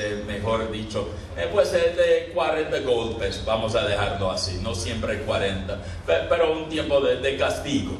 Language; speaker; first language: Spanish; non-native, fluent; English